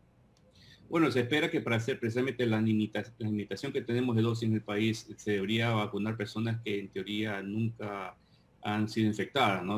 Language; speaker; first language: Spanish; native; Spanish